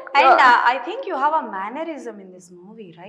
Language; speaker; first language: Telugu; native; Telugu